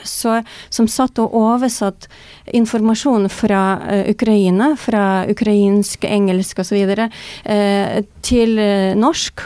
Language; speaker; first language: Norwegian; non-native, fluent; Ukrainian